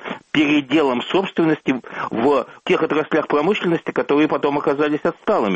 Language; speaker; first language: Russian; native; Russian